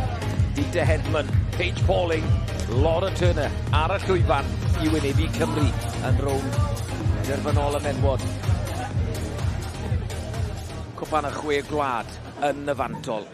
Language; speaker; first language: Welsh; native; Welsh